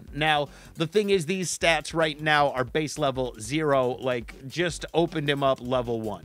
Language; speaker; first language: English; native; English